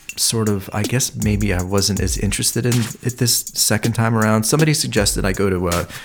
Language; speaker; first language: English; native; English